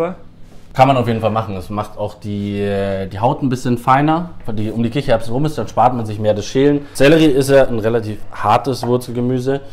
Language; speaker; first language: German; native; German